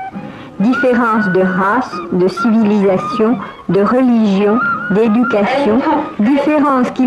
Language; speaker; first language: French; native; French